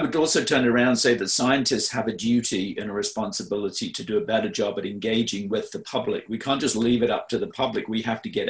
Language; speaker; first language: English; native; English